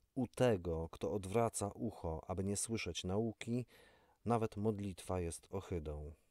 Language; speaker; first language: Polish; native; Polish